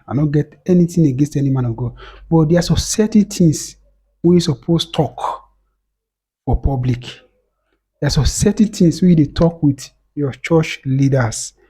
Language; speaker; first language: Nigerian Pidgin; native; Nigerian Pidgin